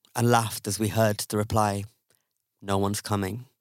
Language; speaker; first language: English; native; English